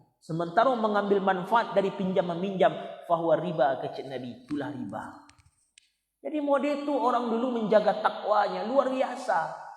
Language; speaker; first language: Malay; non-native, local second language; Minangkabau